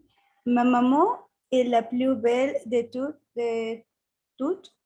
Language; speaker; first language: French; non-native, learner; Spanish